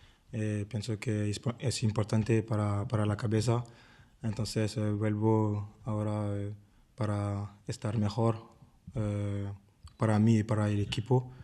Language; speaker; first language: Spanish; non-native, learner; French